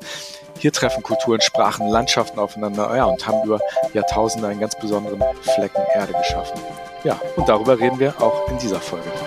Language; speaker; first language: German; native; German